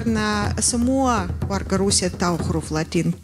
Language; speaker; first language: Indonesian; non-native, fluent; Russian